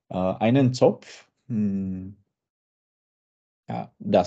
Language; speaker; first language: German; non-native, learner; Czech